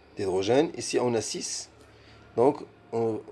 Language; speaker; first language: French; non-native, local second language; Arabic